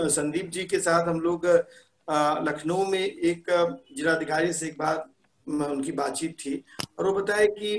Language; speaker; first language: Hindi; native; Hindi